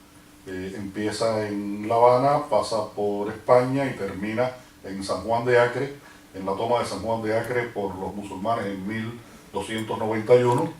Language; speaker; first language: Spanish; native; Spanish